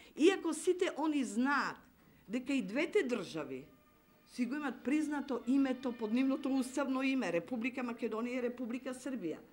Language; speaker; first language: Macedonian; early bilingual, heritage; Macedonian